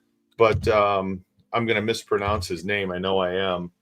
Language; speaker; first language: English; native; English